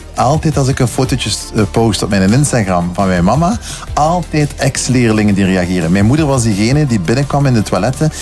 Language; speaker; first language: Dutch; native; Dutch